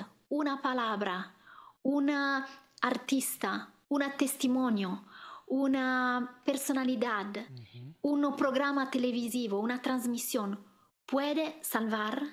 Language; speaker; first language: Spanish; non-native, fluent; Italian